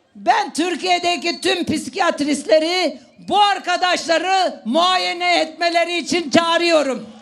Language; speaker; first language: Turkish; native; Turkish